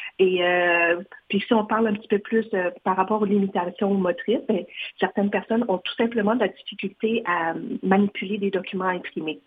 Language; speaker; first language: French; non-native, fluent; Vietnamese